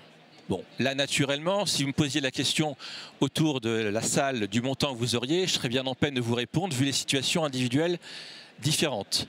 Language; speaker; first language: French; native; French